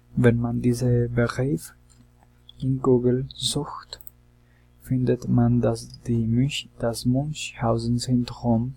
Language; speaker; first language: German; non-native, learner; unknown